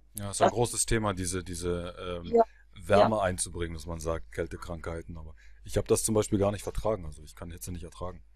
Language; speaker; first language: German; native; German